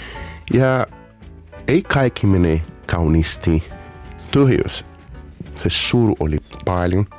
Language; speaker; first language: Finnish; non-native, learner; Portuguese